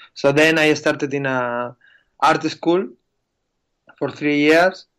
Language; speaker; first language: English; non-native, fluent; Spanish